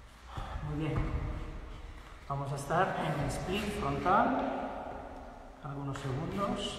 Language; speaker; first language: Spanish; non-native, fluent; Italian